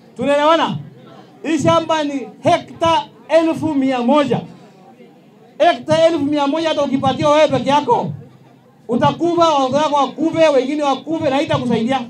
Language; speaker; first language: Swahili; non-native, local second language; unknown